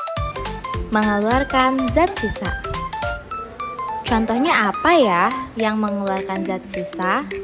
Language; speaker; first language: Indonesian; native; Indonesian